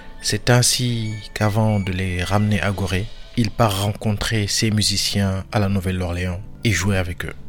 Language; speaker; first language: French; non-native, local second language; Wolof